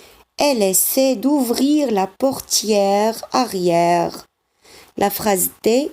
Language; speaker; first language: French; non-native, local second language; Arabic